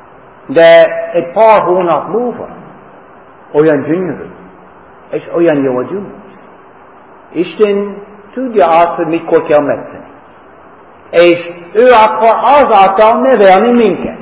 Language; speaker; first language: Hungarian; non-native, fluent; English